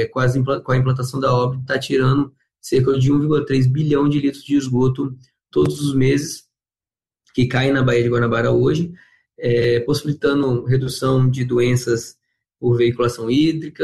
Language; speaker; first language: Portuguese; native; Portuguese